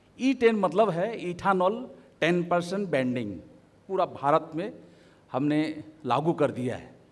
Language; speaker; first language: Hindi; non-native, local second language; Assamese